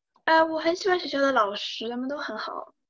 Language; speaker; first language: Chinese; early bilingual, other home language; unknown